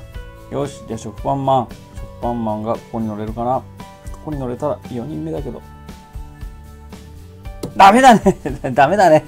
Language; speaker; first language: Japanese; native; Japanese